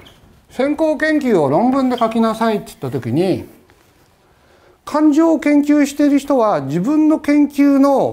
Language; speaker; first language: Japanese; native; Japanese